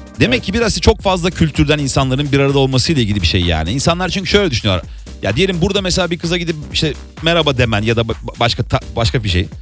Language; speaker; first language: Turkish; native; Turkish